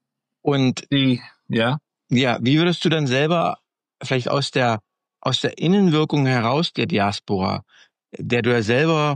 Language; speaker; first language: German; native; German